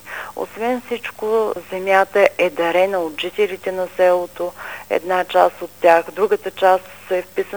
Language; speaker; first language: Bulgarian; native; Bulgarian